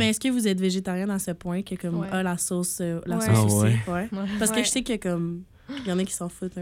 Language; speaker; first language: French; native; French